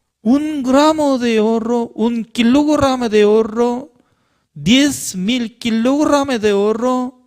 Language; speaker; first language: Spanish; non-native, learner; Korean